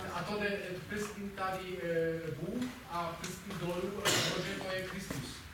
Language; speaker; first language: Czech; non-native, learner; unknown